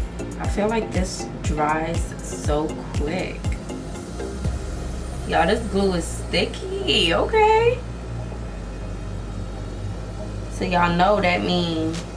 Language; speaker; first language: English; native; English